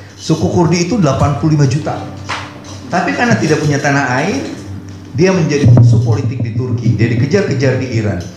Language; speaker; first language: Indonesian; non-native, local second language; Javanese